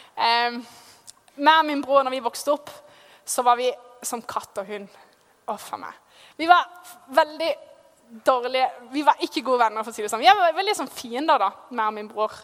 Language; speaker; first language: Norwegian; native; Norwegian